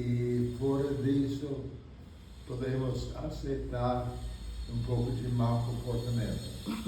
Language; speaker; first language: Portuguese; non-native, fluent; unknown